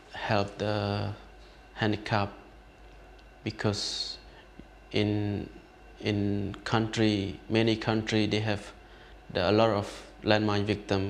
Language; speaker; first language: English; non-native, learner; Khmer